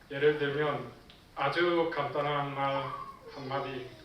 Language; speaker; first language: Korean; non-native, fluent; Swedish